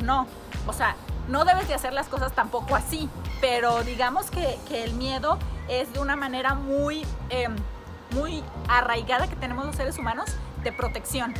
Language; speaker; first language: Spanish; native; Spanish